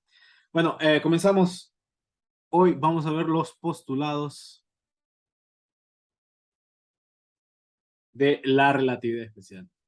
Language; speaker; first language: Spanish; native; Spanish